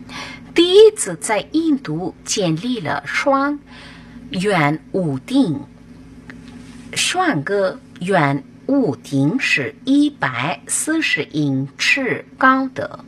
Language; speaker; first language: Chinese; non-native, learner; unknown